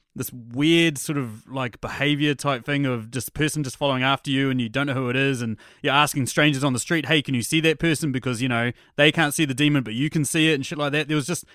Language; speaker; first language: English; native; English